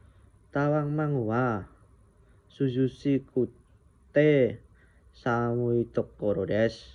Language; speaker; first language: Japanese; non-native, learner; Indonesian